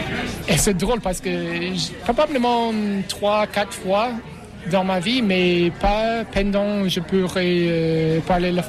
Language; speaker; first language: French; non-native, learner; English